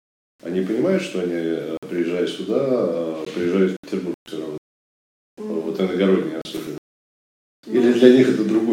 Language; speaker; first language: Russian; native; Russian